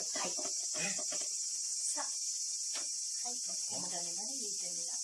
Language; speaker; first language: Japanese; native; Japanese